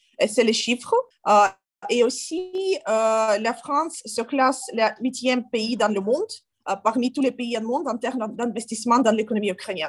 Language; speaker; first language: French; non-native, learner; Ukrainian